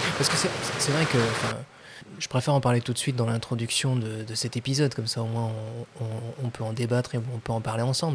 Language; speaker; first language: French; native; French